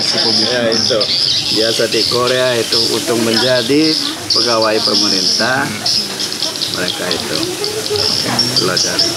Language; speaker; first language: Indonesian; non-native, learner; Korean